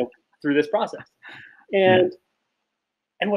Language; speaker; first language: English; native; English